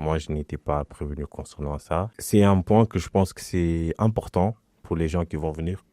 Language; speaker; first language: French; non-native, fluent; Portuguese